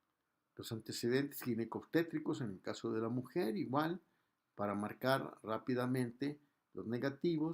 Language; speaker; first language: Spanish; native; Spanish